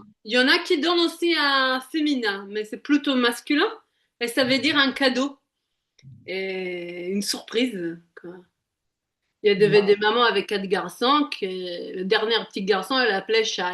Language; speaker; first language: French; native; French